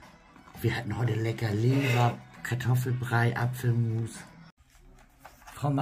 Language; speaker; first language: German; native; German